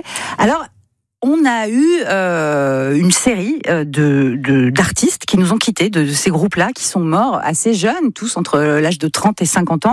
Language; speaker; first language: French; native; French